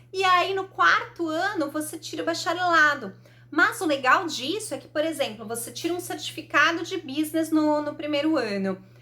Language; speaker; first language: Portuguese; native; Portuguese